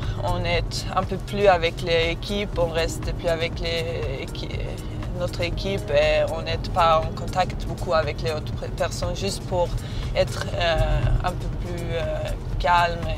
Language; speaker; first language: French; non-native, learner; Serbian